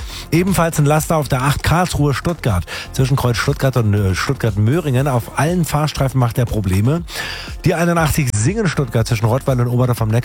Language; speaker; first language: German; native; German